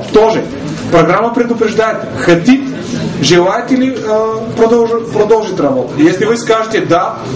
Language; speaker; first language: Russian; non-native, fluent; Bulgarian